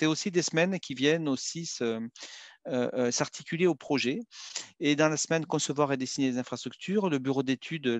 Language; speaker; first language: French; native; French